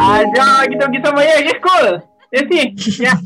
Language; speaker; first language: Malay; native; Malay